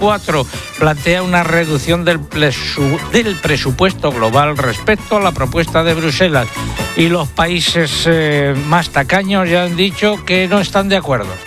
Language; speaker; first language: Spanish; native; Spanish